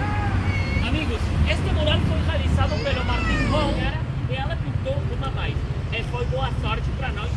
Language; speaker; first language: Portuguese; non-native, learner; Spanish